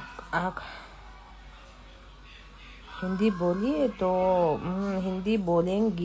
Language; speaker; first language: Hindi; non-native, local second language; Mizo